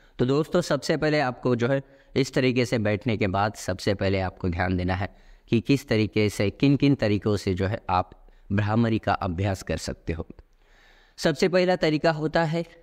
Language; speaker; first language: Hindi; non-native, local second language; Marathi